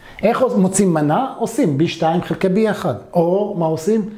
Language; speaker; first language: Hebrew; native; Hebrew